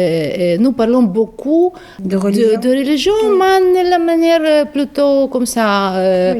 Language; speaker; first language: French; non-native, fluent; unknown